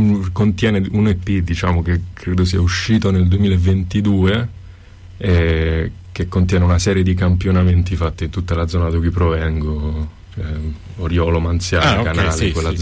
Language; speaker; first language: Italian; native; Italian